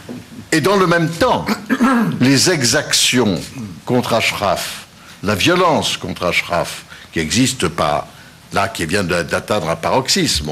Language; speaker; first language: French; native; French